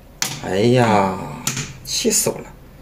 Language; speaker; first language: Chinese; native; Chinese